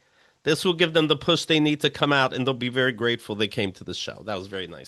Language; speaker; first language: English; native; English